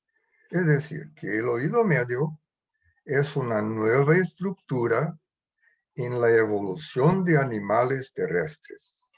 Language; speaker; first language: Spanish; non-native, fluent; Portuguese